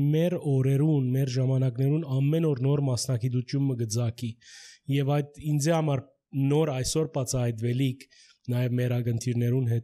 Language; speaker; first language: Armenian; early bilingual, heritage; Armenian